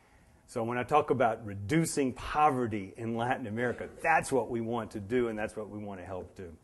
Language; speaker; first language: English; native; English